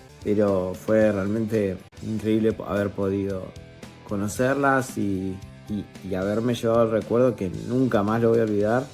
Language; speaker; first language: Spanish; native; Spanish